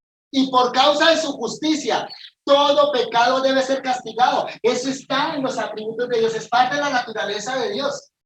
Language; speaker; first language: Spanish; native; Spanish